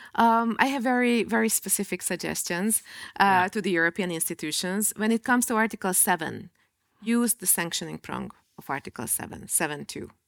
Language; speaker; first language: English; non-native, fluent; Hungarian